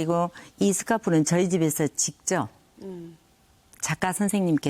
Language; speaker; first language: Korean; native; Korean